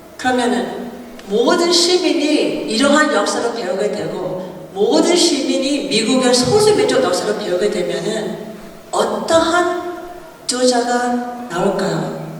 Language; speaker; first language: Korean; early bilingual, heritage; Korean